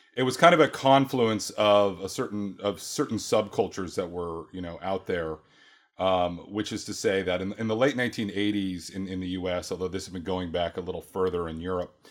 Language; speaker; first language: English; native; English